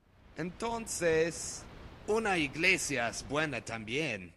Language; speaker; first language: Spanish; non-native, learner; English